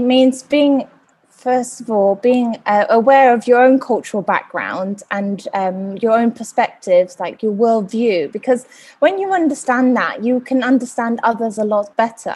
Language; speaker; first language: English; native; English